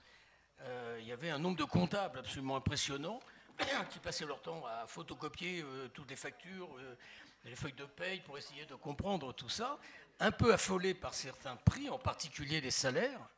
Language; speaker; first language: French; native; French